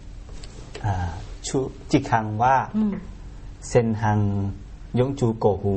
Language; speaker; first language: Japanese; non-native, learner; Thai